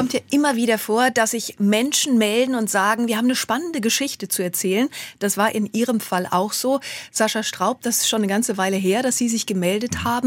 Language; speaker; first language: German; native; German